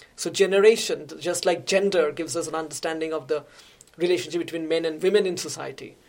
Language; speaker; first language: English; non-native, local second language; Bangla